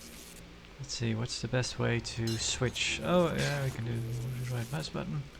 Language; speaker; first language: English; native; English